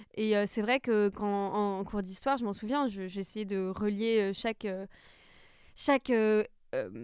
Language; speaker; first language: French; native; French